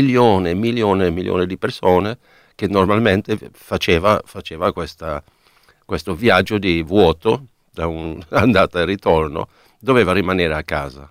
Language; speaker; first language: Italian; non-native, fluent; Swedish